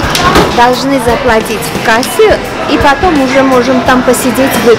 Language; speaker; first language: Russian; non-native, fluent; Armenian